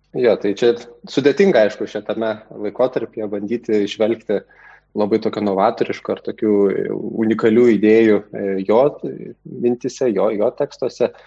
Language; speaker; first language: Lithuanian; native; Lithuanian